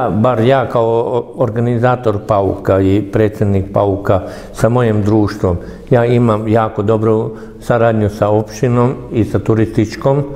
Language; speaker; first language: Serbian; non-native, local second language; Hungarian